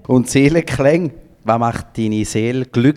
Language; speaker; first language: German; native; German